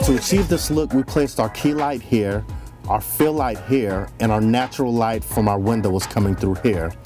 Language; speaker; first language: English; native; English